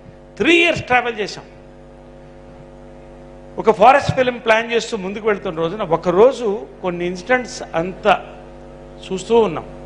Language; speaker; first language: Telugu; native; Telugu